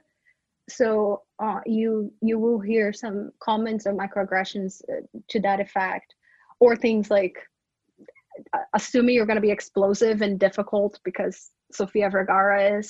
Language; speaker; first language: English; non-native, fluent; Portuguese